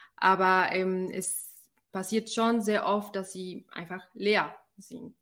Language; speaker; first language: German; non-native, fluent; Spanish